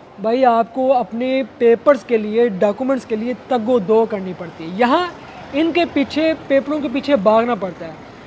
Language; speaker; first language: Urdu; non-native, local second language; Punjabi